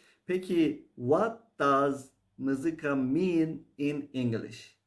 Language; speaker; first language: English; non-native, fluent; Turkish